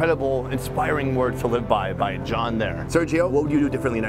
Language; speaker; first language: English; native; English